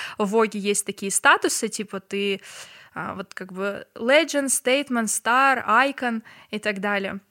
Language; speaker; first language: Russian; non-native, local second language; Turkmen